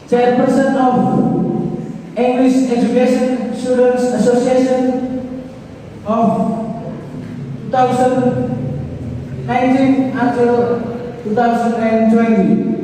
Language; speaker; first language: English; non-native, learner; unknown